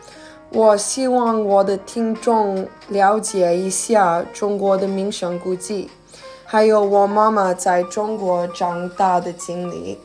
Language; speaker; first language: Chinese; early bilingual, heritage; Chinese